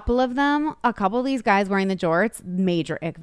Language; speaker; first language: English; native; English